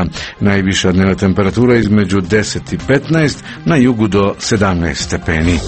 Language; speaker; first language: Croatian; native; Croatian